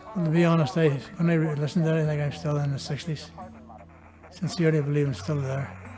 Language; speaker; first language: English; native; English